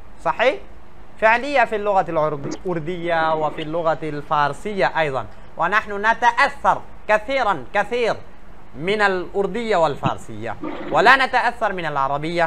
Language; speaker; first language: Arabic; non-native, fluent; Bangla